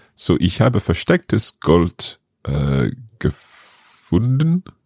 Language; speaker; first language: German; non-native, learner; English